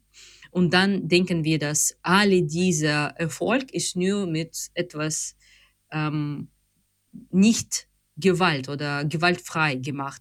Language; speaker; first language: German; non-native, fluent; Ukrainian